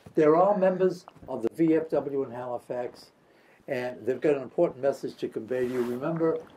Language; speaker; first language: English; native; English